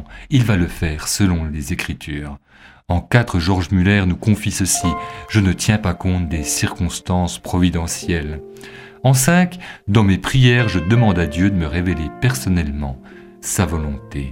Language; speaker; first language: French; native; French